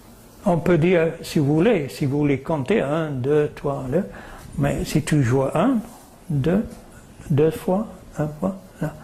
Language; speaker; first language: French; non-native, fluent; English